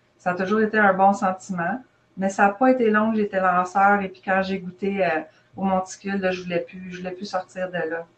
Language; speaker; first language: French; native; French